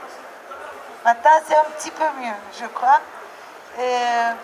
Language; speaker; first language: French; non-native, fluent; Turkish